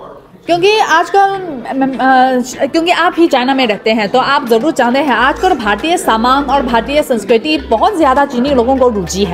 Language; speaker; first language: Hindi; non-native, fluent; Chinese